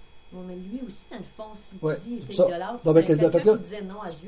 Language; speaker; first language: French; native; French